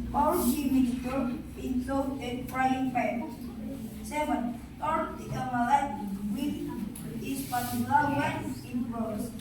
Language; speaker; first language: English; non-native, learner; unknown